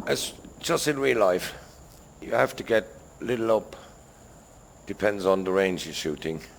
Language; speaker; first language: English; non-native, fluent; German